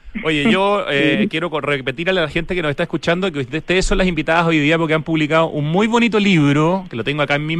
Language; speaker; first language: Spanish; native; Spanish